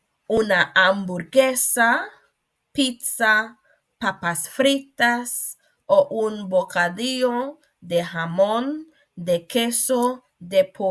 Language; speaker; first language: Spanish; non-native, fluent; English